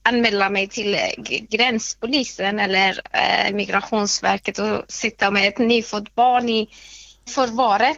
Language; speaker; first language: Swedish; non-native, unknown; Persian